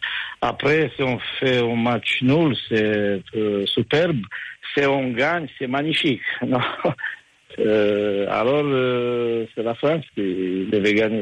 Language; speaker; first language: French; non-native, fluent; Romanian